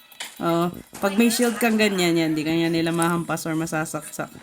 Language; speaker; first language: Filipino; native; Filipino